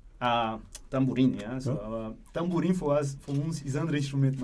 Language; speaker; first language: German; non-native, learner; Portuguese